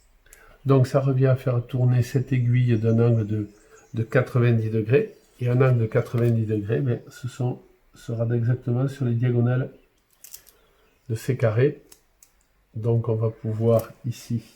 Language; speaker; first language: French; native; French